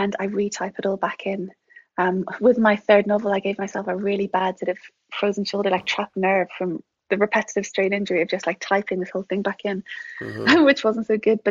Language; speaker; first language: English; native; English